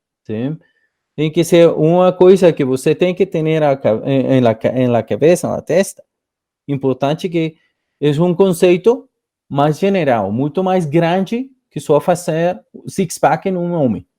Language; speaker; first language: Portuguese; non-native, fluent; Spanish